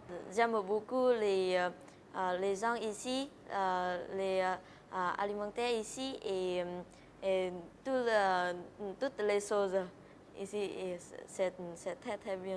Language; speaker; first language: French; non-native, learner; Vietnamese